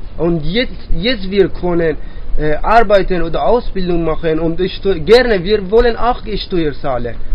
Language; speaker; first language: German; non-native, learner; Persian